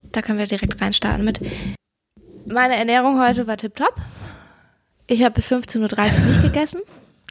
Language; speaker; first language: German; native; German